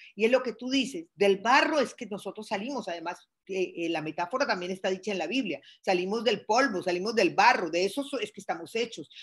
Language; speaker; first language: Spanish; native; Spanish